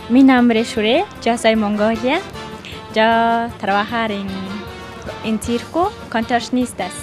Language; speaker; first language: Spanish; non-native, learner; Mongolian